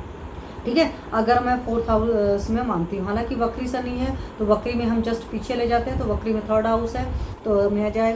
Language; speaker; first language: Hindi; native; Hindi